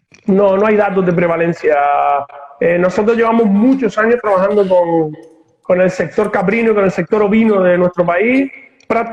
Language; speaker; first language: Spanish; native; Spanish